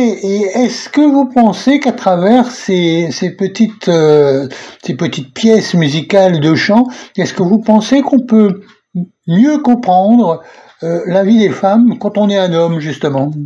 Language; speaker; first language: French; native; French